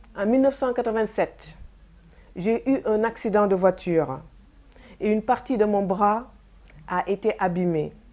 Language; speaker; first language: French; non-native, local second language; Wolof